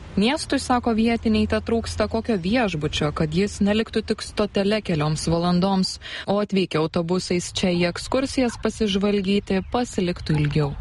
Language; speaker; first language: Lithuanian; native; Lithuanian